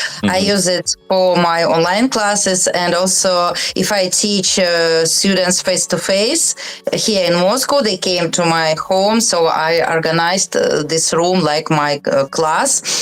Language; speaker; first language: English; non-native, learner; Russian